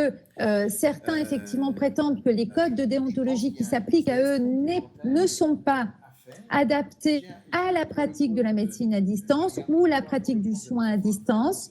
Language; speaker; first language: French; native; French